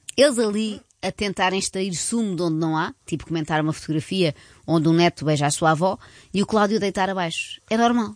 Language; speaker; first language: Portuguese; native; Portuguese